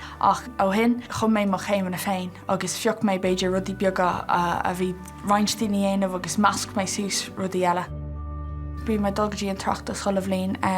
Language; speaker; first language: Irish; non-native, local second language; English